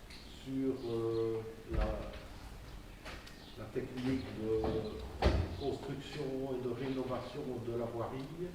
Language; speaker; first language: French; native; French